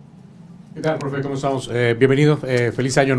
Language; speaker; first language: Spanish; native; Spanish